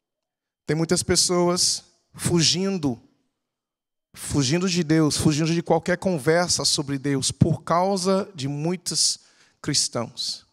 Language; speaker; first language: Portuguese; non-native, fluent; English